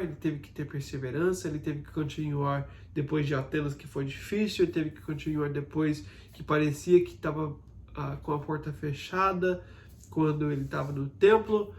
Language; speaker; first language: Portuguese; non-native, fluent; English